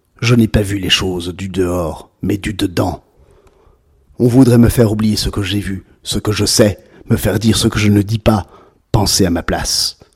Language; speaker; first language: French; native; French